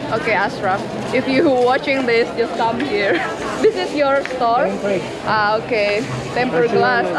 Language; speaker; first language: English; non-native, learner; Indonesian